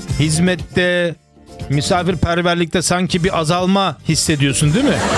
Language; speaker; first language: Turkish; early bilingual, heritage; Turkish